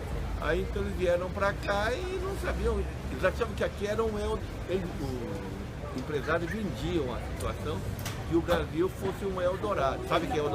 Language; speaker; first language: Portuguese; early bilingual, other home language; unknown